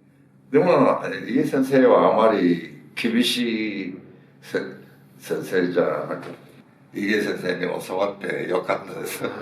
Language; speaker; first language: Japanese; early bilingual, heritage; Japanese